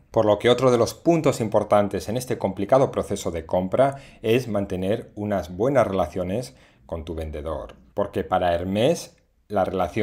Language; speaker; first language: Spanish; native; Spanish